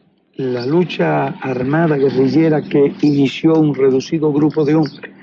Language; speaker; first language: Spanish; native; Spanish